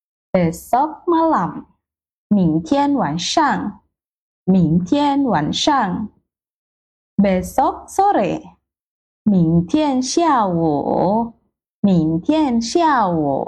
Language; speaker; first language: Chinese; non-native, fluent; Indonesian